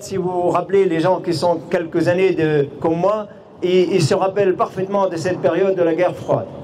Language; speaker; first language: French; non-native, fluent; Arabic